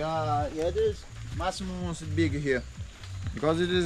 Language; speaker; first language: English; non-native, learner; Portuguese